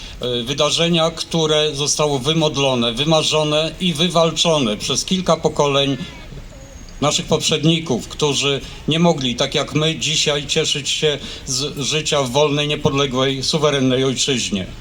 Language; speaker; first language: Polish; native; Polish